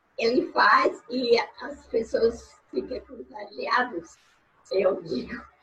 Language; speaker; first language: Portuguese; non-native, fluent; English